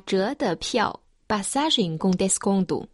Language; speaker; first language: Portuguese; non-native, fluent; Chinese